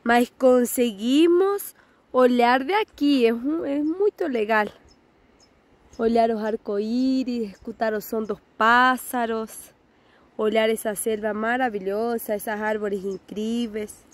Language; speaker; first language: Portuguese; non-native, fluent; Spanish